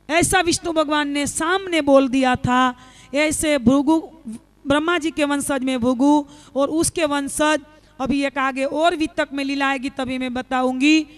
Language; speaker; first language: Hindi; non-native, local second language; Gujarati